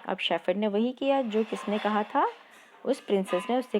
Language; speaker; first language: Hindi; non-native, local second language; Punjabi